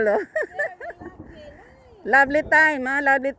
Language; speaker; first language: English; non-native, local second language; Filipino